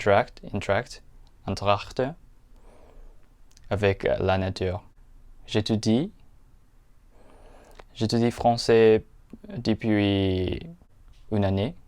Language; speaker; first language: French; non-native, learner; Japanese